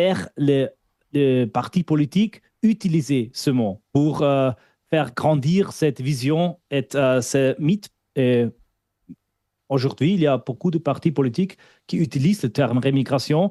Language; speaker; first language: French; non-native, fluent; German